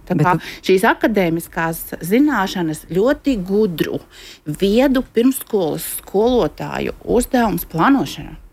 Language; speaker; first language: Latvian; native; Latvian